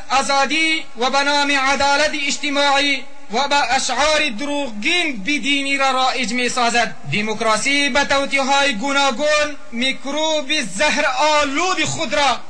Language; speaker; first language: Persian; non-native, local second language; Pashto